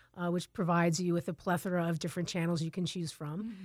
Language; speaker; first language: English; native; English